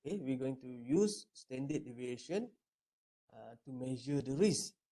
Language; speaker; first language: English; non-native, local second language; Malay